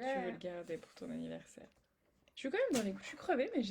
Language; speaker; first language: French; native; French